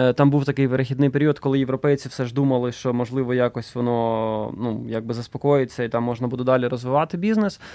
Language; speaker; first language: Ukrainian; native; Ukrainian